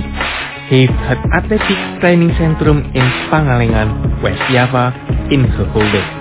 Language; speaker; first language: Dutch; non-native, fluent; Indonesian